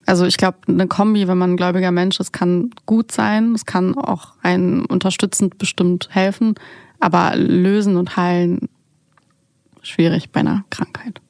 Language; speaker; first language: German; early bilingual, other home language; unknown